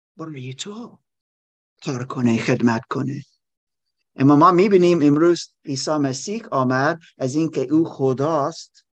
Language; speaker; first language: Persian; non-native, learner; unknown